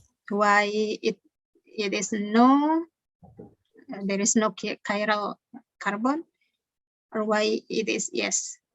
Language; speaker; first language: English; non-native, learner; Indonesian